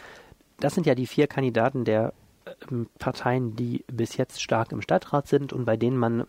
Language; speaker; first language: German; native; German